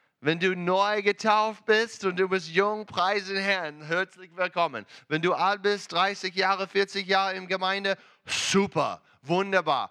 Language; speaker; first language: German; non-native, learner; English